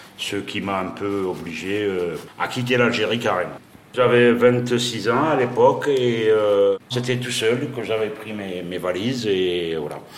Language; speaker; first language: French; non-native, local second language; Arabic